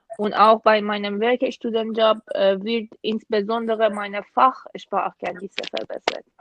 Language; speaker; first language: German; non-native, fluent; Persian